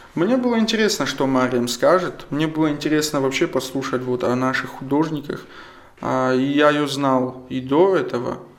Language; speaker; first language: Russian; non-native, local second language; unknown